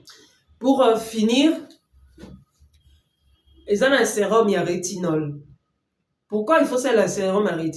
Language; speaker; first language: French; non-native, local second language; Lingala